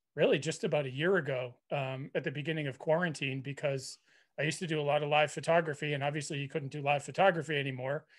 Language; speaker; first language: English; native; English